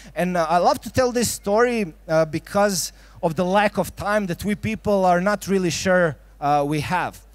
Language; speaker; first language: English; non-native, fluent; Croatian